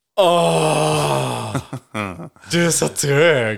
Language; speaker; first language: Swedish; native; Swedish